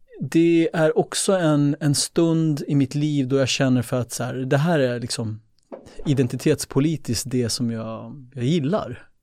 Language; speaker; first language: Swedish; early bilingual, other home language; Kurdish